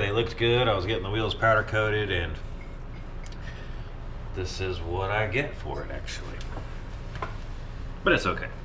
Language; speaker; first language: English; native; English